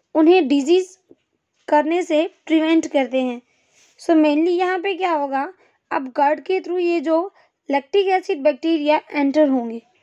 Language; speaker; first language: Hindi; non-native, local second language; Gujarati